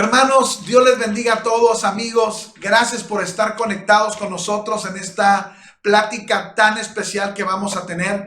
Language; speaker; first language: Spanish; native; Spanish